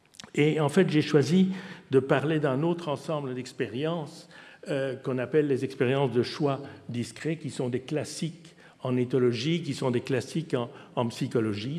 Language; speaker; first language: French; native; French